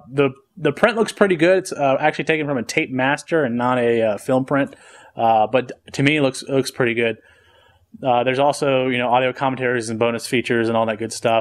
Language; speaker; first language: English; native; English